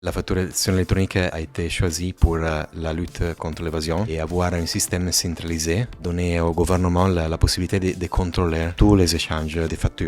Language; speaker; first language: French; non-native, fluent; Italian